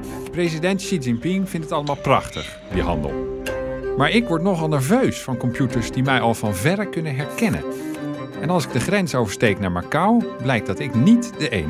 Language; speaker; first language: Dutch; native; Dutch